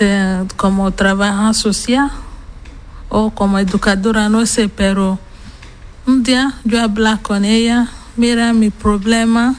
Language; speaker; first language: Spanish; non-native, learner; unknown